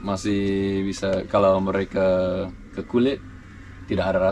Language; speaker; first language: Indonesian; non-native, learner; English